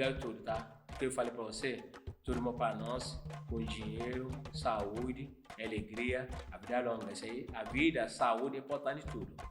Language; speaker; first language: Portuguese; non-native, fluent; Yoruba